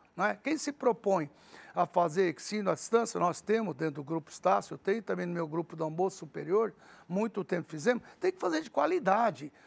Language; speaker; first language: Portuguese; early bilingual, other home language; Arabic